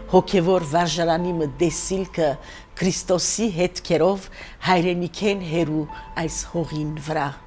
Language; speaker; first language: Armenian; native; Armenian